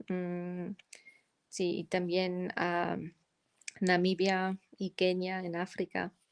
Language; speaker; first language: Spanish; non-native, fluent; German